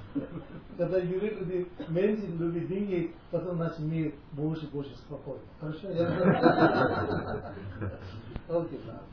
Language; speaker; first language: Russian; non-native, learner; Tibetan